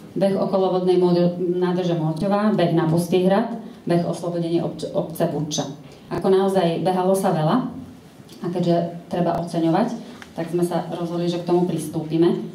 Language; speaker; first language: Slovak; native; Slovak